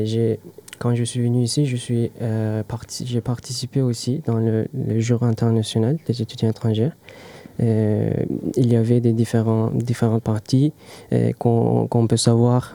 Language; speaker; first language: French; non-native, learner; Turkish